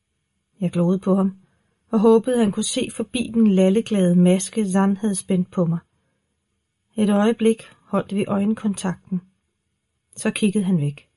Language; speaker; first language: Danish; native; Danish